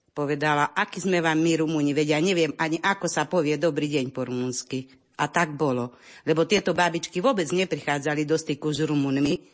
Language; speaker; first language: Slovak; early bilingual, heritage; Slovak